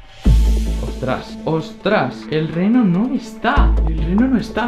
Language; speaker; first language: Spanish; native; Spanish